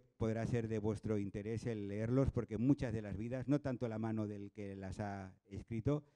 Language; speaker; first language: Spanish; non-native, local second language; Catalan